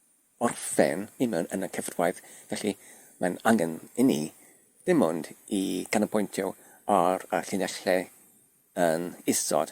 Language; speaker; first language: Welsh; non-native, learner; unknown